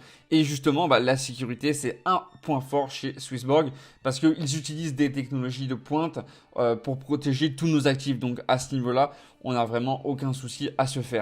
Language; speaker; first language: French; native; French